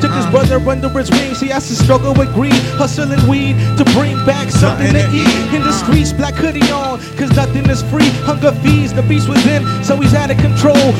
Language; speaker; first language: English; early bilingual, other home language; Spanish